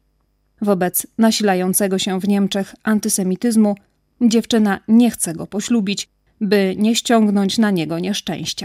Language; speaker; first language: Polish; native; Polish